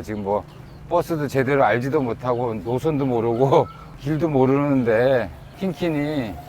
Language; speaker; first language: Korean; native; Korean